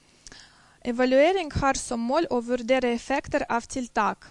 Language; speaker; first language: Norwegian; non-native, fluent; Dutch